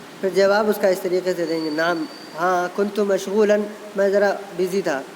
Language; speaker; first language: Urdu; native; Urdu